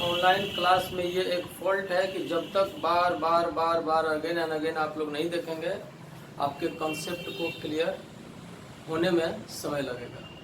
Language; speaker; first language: Hindi; native; Hindi